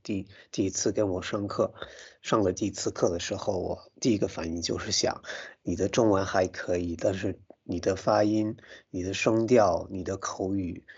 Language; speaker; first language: Chinese; non-native, fluent; English